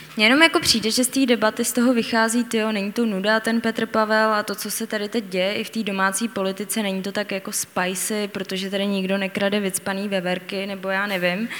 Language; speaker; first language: Czech; native; Czech